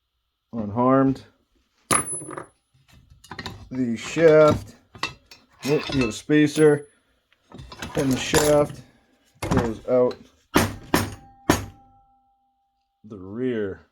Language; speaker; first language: English; native; English